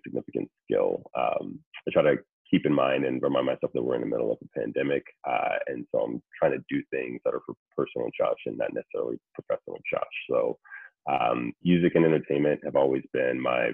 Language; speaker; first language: English; native; English